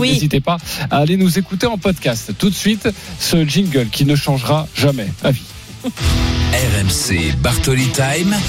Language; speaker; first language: French; native; French